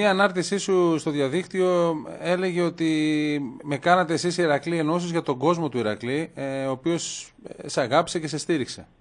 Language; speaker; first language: Greek; native; Greek